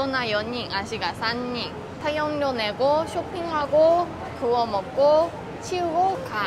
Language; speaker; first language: Korean; non-native, fluent; Japanese